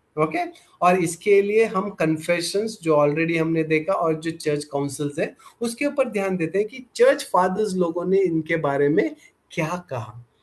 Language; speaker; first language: Hindi; non-native, local second language; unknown